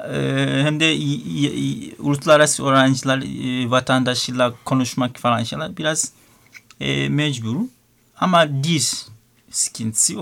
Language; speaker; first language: Turkish; non-native, learner; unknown